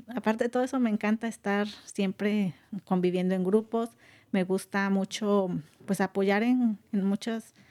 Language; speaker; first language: Spanish; native; Spanish